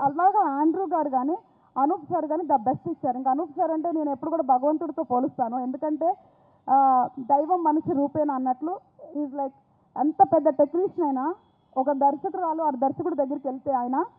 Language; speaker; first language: Telugu; native; Telugu